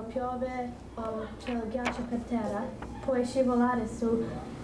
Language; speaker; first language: Italian; non-native, learner; English